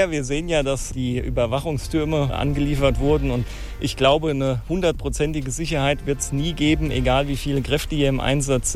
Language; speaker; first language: German; native; German